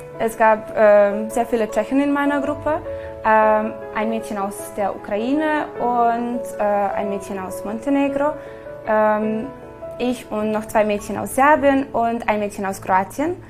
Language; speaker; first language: German; non-native, fluent; Serbian